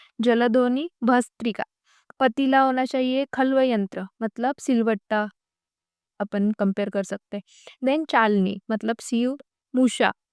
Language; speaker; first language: Hindi; non-native, local second language; Marathi